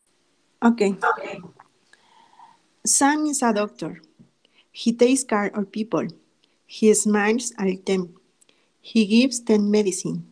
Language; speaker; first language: English; non-native, learner; Spanish